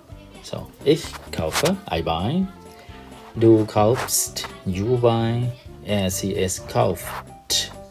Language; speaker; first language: German; non-native, fluent; Thai